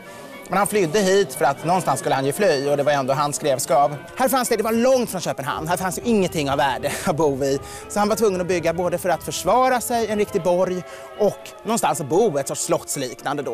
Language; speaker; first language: Swedish; native; Swedish